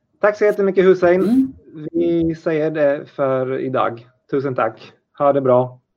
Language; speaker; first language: Swedish; non-native, fluent; Polish